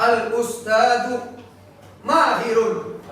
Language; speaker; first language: Arabic; non-native, learner; Indonesian